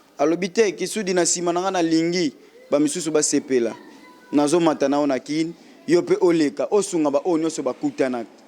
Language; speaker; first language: Lingala; non-native, local second language; Kongo